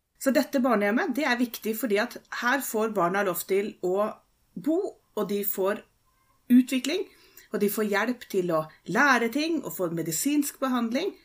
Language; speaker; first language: Norwegian; native; Norwegian